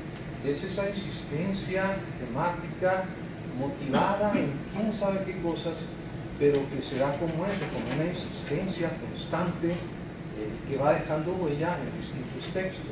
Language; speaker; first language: Spanish; native; Spanish